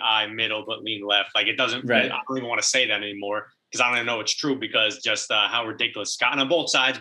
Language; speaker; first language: English; native; English